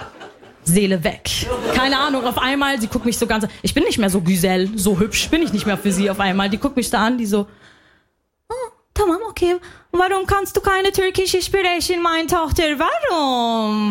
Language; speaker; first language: German; early bilingual, other home language; Arabic